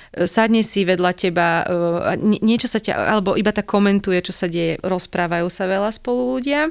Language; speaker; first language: Slovak; native; Slovak